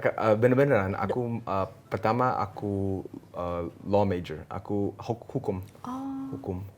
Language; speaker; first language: Indonesian; early bilingual, heritage; English